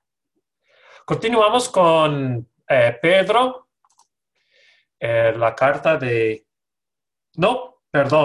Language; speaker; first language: Spanish; non-native, learner; English